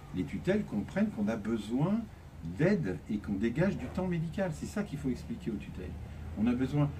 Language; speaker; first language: French; native; French